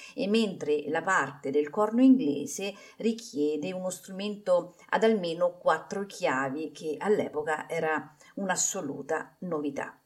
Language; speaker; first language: Italian; native; Italian